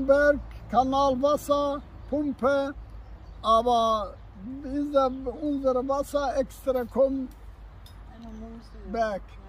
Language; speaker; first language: German; non-native, learner; Turkish